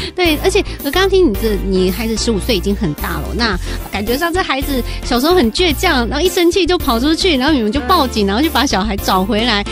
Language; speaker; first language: Chinese; native; Chinese